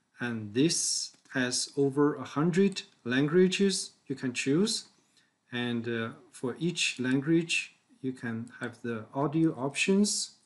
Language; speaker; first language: English; non-native, fluent; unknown